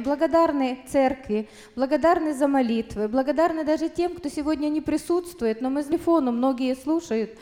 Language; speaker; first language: Russian; native; Russian